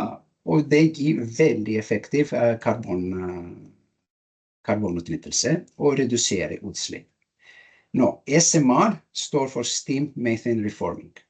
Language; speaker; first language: Norwegian; non-native, learner; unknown